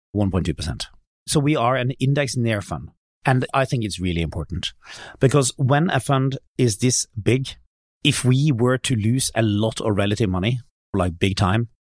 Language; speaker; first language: English; non-native, fluent; Norwegian